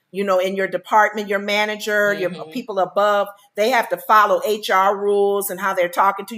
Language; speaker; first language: English; native; English